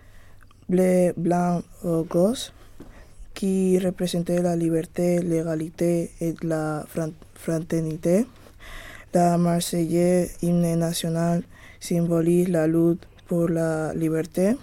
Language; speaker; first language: French; non-native, learner; Spanish